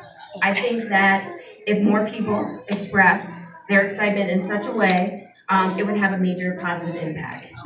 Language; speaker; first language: English; native; English